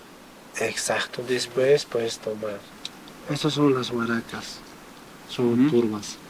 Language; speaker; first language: Spanish; non-native, local second language; Quechua